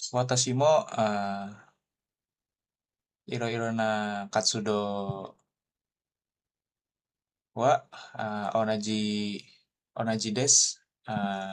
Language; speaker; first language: Japanese; non-native, learner; Indonesian